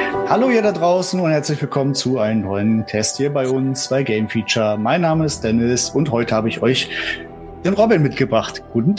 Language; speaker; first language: German; native; German